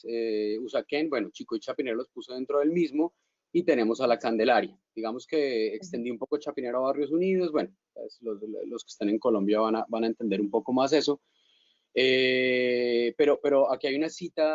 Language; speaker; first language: Spanish; native; Spanish